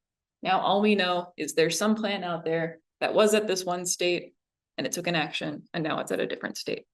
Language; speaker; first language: English; native; English